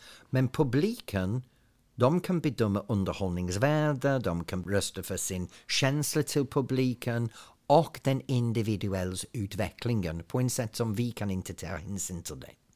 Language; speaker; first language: Swedish; non-native, fluent; English